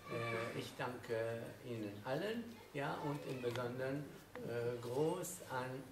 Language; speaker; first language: German; non-native, fluent; Arabic